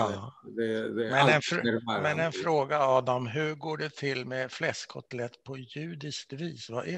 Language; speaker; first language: Swedish; native; Swedish